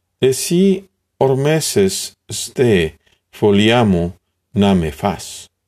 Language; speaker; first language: Greek; non-native, learner; Spanish